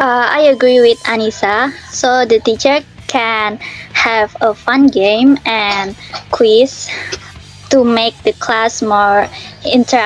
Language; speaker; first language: English; non-native, learner; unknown